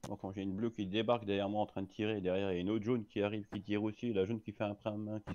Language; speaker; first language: French; native; French